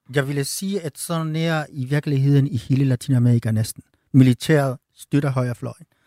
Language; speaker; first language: Danish; non-native, fluent; Spanish